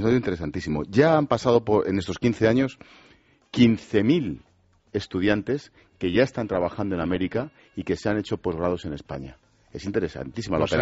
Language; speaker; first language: Spanish; native; Spanish